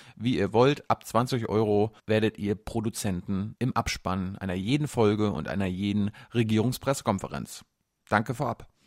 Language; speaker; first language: German; early bilingual, other home language; Persian